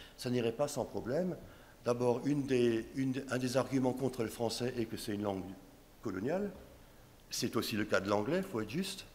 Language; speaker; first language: French; non-native, local second language; Swiss German